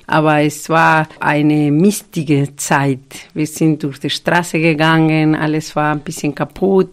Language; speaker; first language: German; non-native, fluent; Spanish